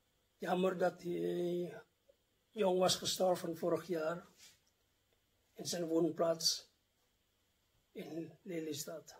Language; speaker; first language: Dutch; non-native, fluent; Indonesian